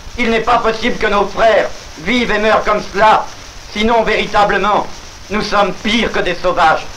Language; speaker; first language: French; native; French